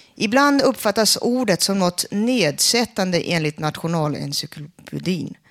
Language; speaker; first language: Swedish; non-native, fluent; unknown